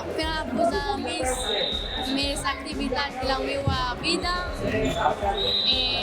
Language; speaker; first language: Catalan; non-native, learner; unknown